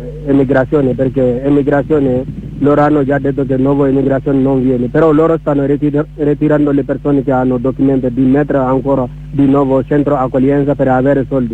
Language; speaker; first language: Italian; non-native, learner; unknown